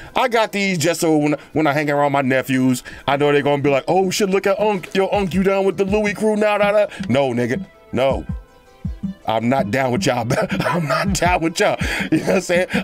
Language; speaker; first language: English; native; English